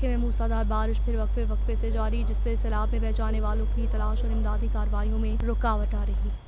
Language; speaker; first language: Urdu; native; Urdu